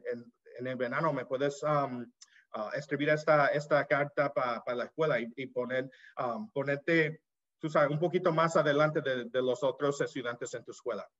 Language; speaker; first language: Spanish; early bilingual, heritage; Spanish